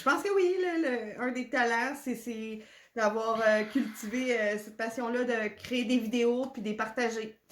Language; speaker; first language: French; native; French